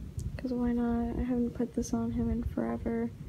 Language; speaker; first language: English; native; English